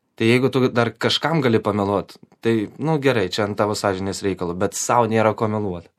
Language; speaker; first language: Lithuanian; non-native, local second language; Polish